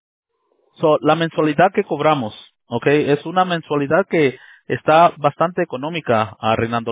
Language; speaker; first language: Spanish; early bilingual, heritage; Spanish